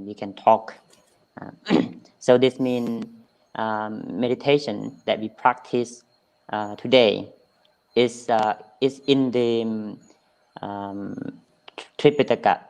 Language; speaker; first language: English; non-native, fluent; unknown